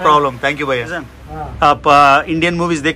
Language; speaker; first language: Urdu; non-native, local second language; Telugu